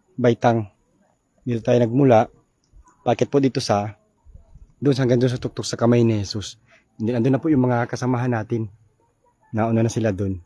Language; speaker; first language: Filipino; non-native, local second language; Bikol